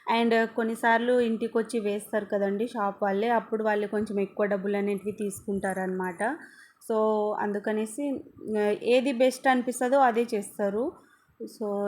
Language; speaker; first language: Telugu; non-native, local second language; Lambadi